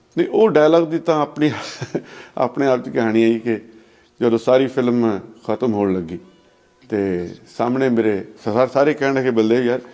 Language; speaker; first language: Punjabi; native; Punjabi